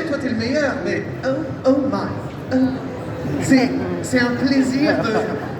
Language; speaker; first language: French; non-native, fluent; English